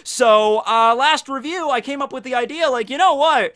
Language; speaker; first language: English; native; English